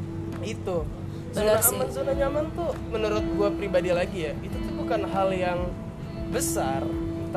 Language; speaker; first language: Indonesian; native; Indonesian